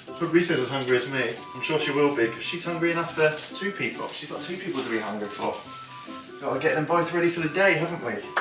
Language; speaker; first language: English; native; English